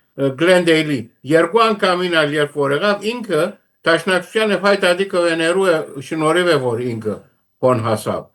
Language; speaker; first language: Armenian; early bilingual, heritage; Armenian